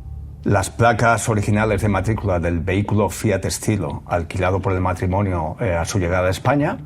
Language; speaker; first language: Spanish; native; Spanish